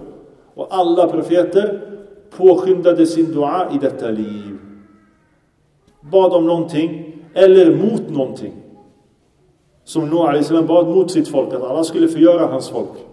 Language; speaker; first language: Swedish; early bilingual, other home language; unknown